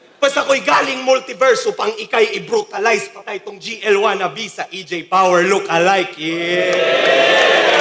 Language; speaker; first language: Filipino; non-native, local second language; Cebuano